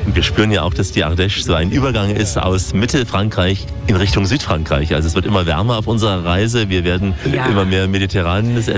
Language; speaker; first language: German; native; German